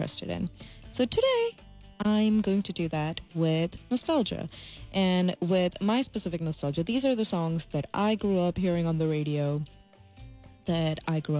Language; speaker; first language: English; non-native, local second language; Malayalam